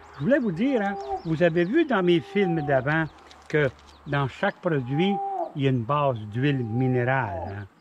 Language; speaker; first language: French; native; French